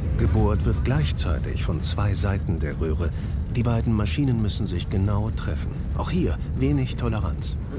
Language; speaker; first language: German; native; German